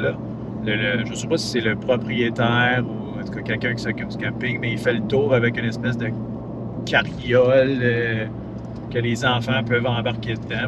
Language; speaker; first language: French; native; French